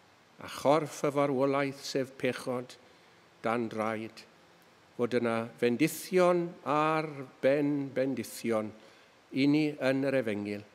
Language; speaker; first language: Welsh; native; Welsh